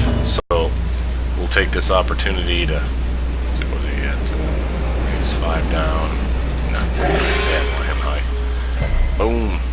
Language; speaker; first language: English; native; English